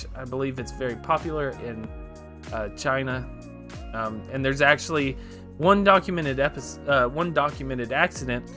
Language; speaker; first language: English; native; English